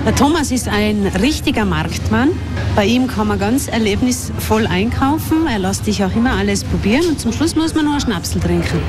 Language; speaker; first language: German; native; German